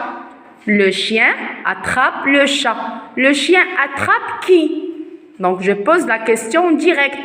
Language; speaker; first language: French; non-native, local second language; Arabic